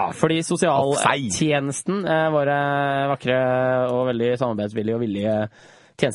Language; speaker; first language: Norwegian; native; Norwegian